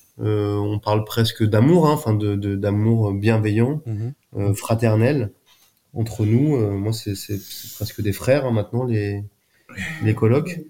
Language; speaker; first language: French; native; French